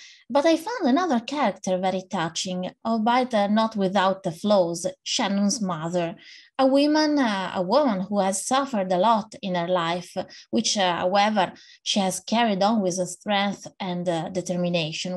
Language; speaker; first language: English; non-native, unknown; Italian